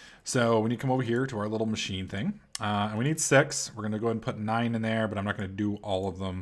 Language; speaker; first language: English; native; English